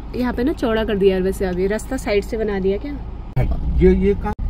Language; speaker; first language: Hindi; native; Hindi